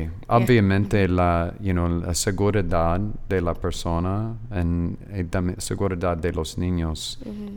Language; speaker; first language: Spanish; non-native, fluent; English